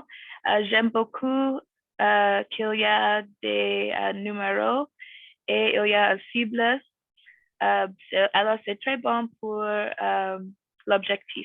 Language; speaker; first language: French; non-native, fluent; English